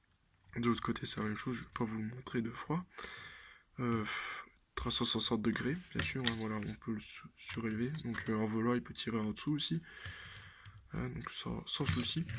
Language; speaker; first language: French; native; French